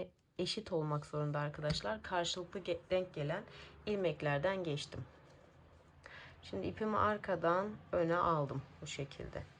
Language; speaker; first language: Turkish; native; Turkish